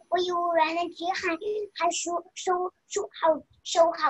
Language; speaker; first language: Chinese; early bilingual, other home language; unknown